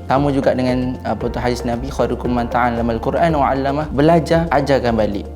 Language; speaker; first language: Malay; native; Malay